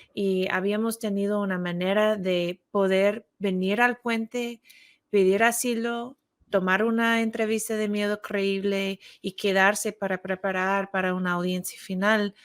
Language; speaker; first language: Spanish; non-native, fluent; English